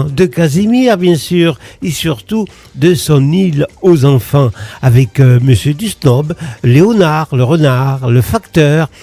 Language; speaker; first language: French; native; French